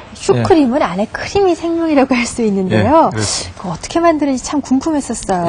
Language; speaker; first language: Korean; native; Korean